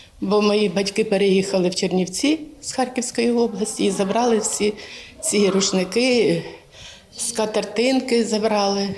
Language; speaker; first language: Ukrainian; native; Ukrainian